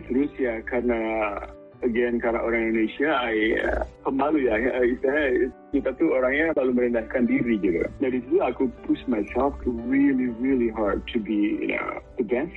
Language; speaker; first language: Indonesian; native; Indonesian